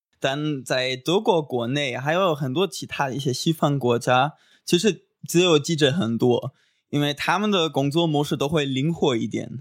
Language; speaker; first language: Chinese; non-native, fluent; German